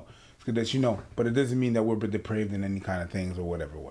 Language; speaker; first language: English; native; English